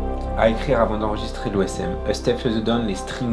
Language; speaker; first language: French; native; French